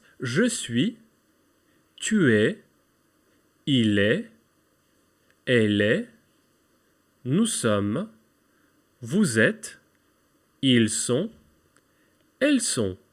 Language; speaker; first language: French; non-native, fluent; Ukrainian